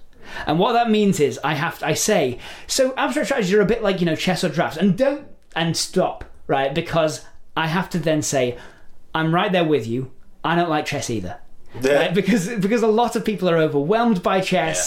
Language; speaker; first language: English; native; English